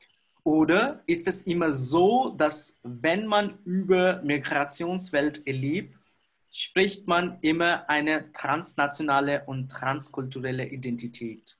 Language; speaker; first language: German; non-native, fluent; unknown